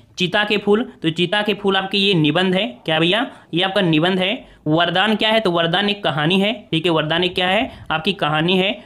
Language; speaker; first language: Hindi; native; Hindi